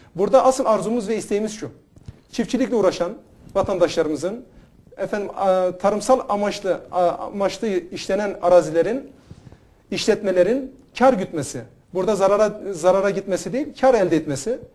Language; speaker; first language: Turkish; native; Turkish